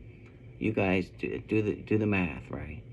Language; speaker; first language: English; native; English